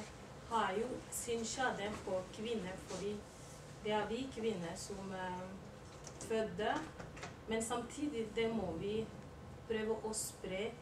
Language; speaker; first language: Norwegian; non-native, learner; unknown